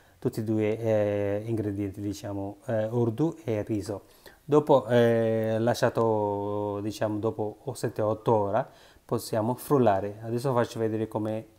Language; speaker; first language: Italian; non-native, learner; Sinhala